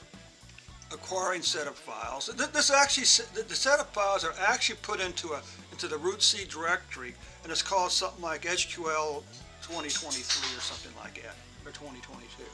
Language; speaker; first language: English; native; English